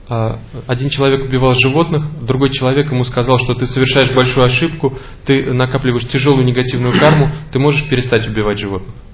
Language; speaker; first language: Russian; native; Russian